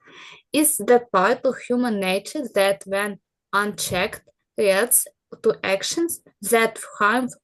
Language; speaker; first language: English; non-native, learner; Ukrainian